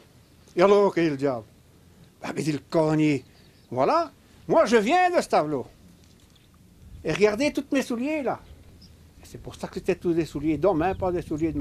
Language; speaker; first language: French; native; French